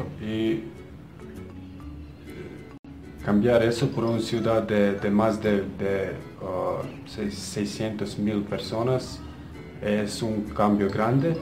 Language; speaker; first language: Spanish; non-native, fluent; Bosnian